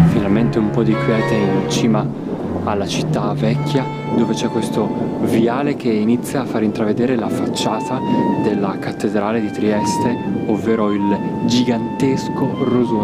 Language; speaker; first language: Italian; native; Italian